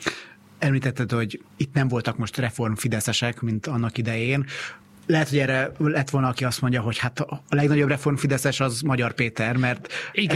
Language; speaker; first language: Hungarian; native; Hungarian